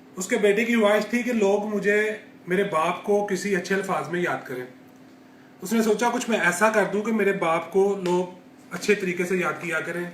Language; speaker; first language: Urdu; non-native, local second language; Punjabi